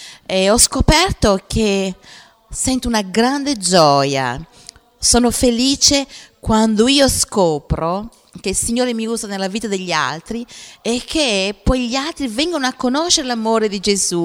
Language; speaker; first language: Italian; non-native, fluent; Portuguese